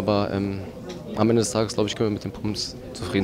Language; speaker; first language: German; native; German